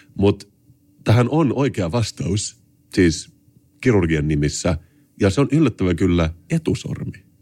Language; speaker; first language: Finnish; native; Finnish